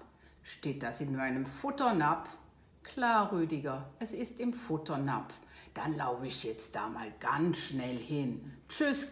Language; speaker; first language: German; native; German